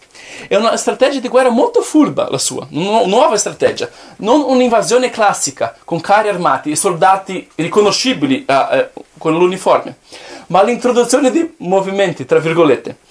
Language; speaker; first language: Italian; non-native, fluent; Portuguese